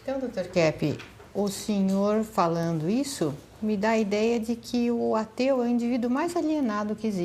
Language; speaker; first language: Portuguese; native; Portuguese